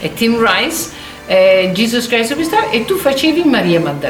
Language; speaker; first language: Italian; native; Italian